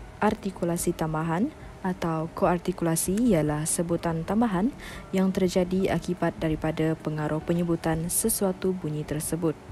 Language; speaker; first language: Malay; non-native, local second language; Iban